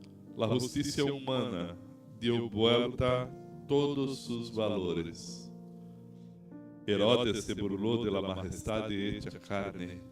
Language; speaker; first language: Spanish; non-native, fluent; Portuguese